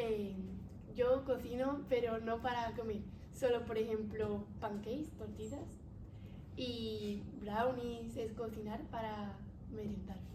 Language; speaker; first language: Spanish; native; Spanish